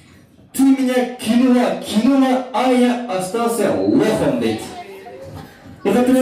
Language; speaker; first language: Russian; non-native, local second language; Kyrgyz